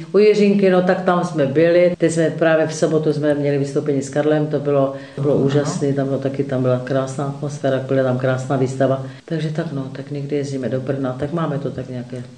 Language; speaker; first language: Czech; native; Czech